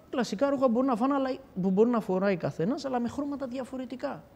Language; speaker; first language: Greek; early bilingual, other home language; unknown